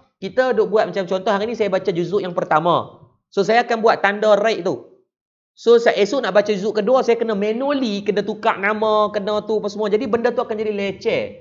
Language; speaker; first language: Malay; native; Malay